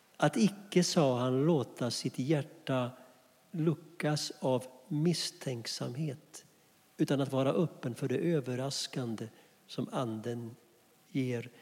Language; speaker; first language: Swedish; native; Swedish